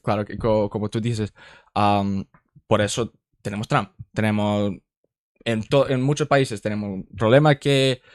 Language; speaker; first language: Spanish; non-native, learner; English